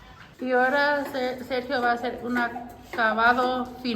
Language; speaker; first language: Spanish; non-native, learner; English